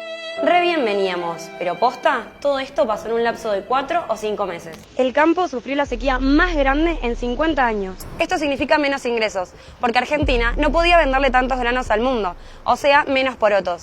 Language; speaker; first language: Spanish; native; Spanish